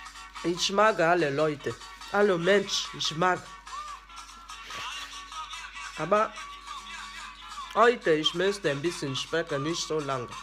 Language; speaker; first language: German; non-native, learner; French